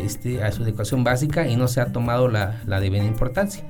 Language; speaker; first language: Spanish; native; Spanish